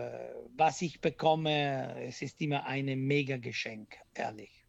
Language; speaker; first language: German; non-native, learner; Italian